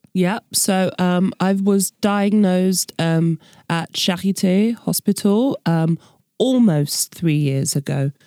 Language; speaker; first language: English; native; English